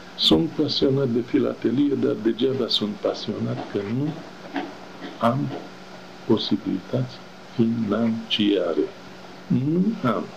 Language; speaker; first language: Romanian; non-native, local second language; German